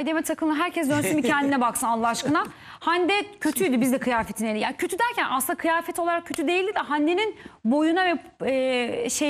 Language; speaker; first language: Turkish; native; Turkish